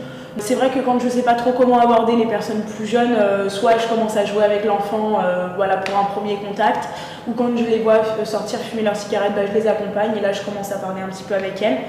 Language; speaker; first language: French; native; French